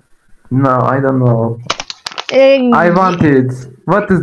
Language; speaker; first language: English; non-native, learner; Turkish